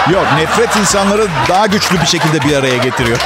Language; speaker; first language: Turkish; non-native, fluent; Italian